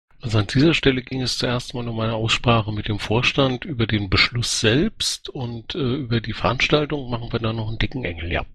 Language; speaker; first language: German; native; German